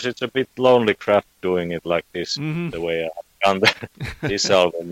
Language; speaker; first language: English; non-native, fluent; Finnish